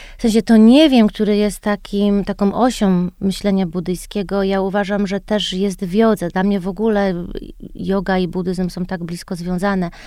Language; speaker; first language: Polish; early bilingual, heritage; Polish